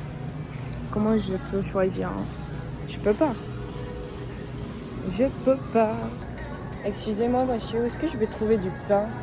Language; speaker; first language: French; non-native, fluent; English